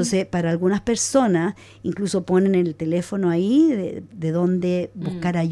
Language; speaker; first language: Spanish; native; Spanish